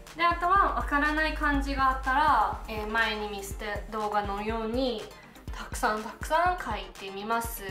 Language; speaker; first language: Japanese; non-native, learner; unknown